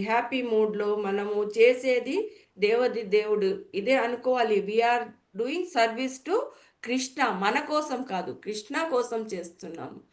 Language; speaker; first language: Telugu; non-native, learner; Bangla